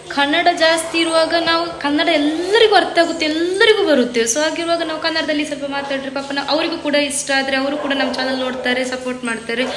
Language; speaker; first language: Kannada; non-native, local second language; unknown